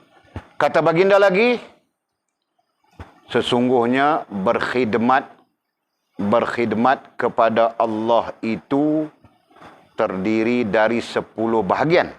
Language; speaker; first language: Malay; native; Malay